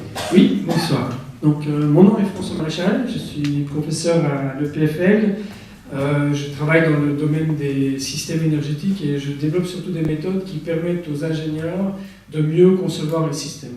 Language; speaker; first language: French; native; French